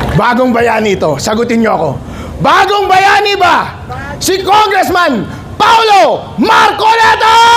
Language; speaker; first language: Filipino; non-native, local second language; Iloko